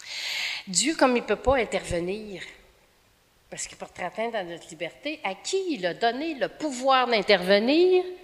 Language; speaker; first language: French; native; French